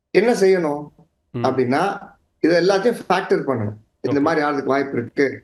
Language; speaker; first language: Tamil; native; Tamil